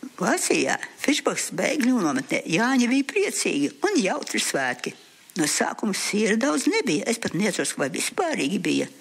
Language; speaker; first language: Latvian; early bilingual, heritage; Latvian